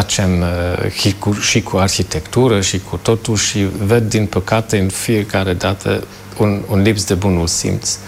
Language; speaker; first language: Romanian; non-native, fluent; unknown